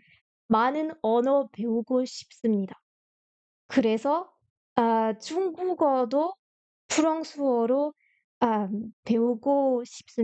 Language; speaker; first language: Korean; non-native, learner; French